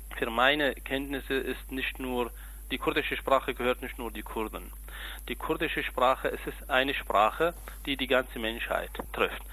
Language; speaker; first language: German; non-native, fluent; Kurdish